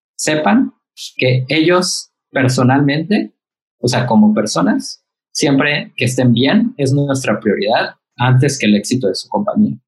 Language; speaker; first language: Spanish; native; Spanish